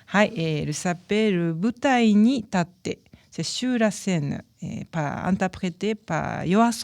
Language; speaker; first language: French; non-native, learner; Japanese